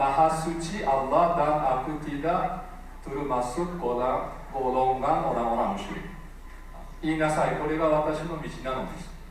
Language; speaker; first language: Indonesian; non-native, fluent; Japanese